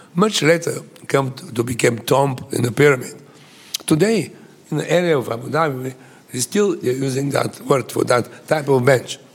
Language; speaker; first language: English; non-native, fluent; Bulgarian